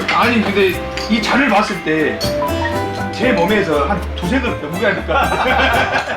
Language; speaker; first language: Korean; native; Korean